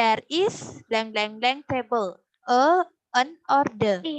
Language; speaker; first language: English; non-native, fluent; Indonesian